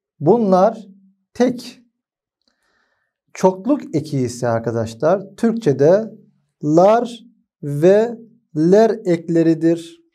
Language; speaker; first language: Turkish; non-native, fluent; Arabic